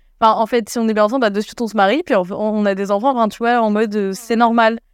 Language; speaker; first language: French; native; French